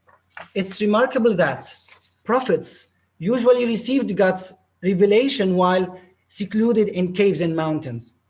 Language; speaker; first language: English; non-native, local second language; Arabic